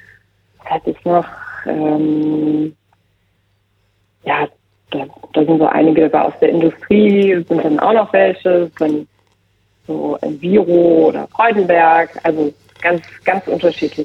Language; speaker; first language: German; native; German